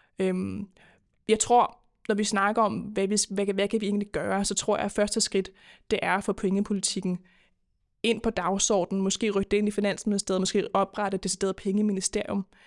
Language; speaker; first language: Danish; native; Danish